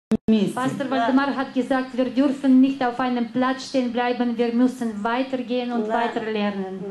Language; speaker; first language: German; non-native, learner; Russian